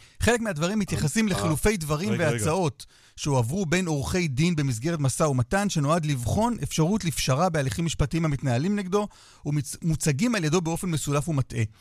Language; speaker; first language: Hebrew; native; Hebrew